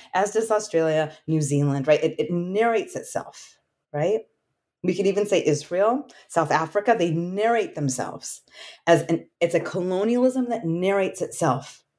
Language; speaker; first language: English; native; English